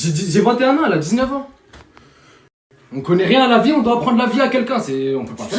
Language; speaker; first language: French; native; French